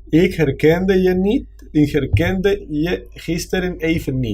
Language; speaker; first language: Dutch; non-native, learner; Spanish